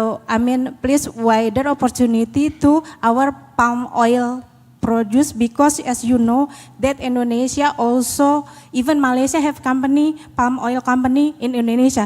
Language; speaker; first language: English; non-native, learner; Indonesian